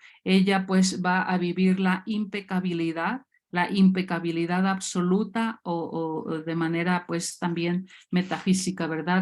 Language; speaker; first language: Spanish; native; Spanish